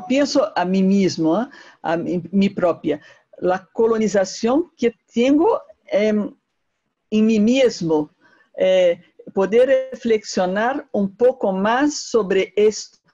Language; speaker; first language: Spanish; non-native, fluent; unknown